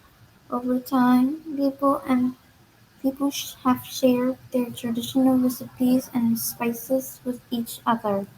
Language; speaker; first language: English; non-native, learner; Vietnamese